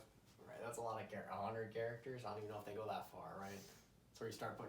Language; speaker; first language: English; native; English